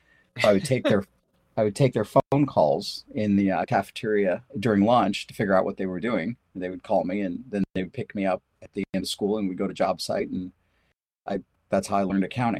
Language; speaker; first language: English; early bilingual, other home language; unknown